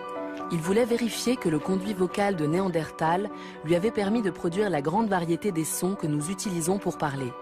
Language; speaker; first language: French; native; French